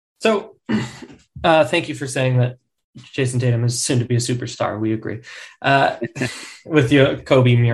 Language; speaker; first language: English; native; English